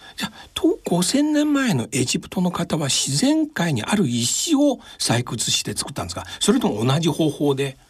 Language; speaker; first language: Japanese; non-native, fluent; Chinese